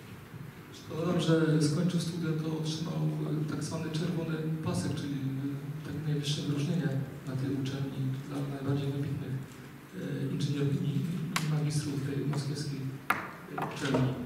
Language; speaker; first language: Polish; native; Polish